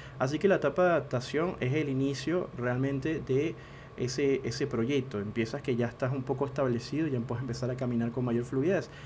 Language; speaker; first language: Spanish; native; Spanish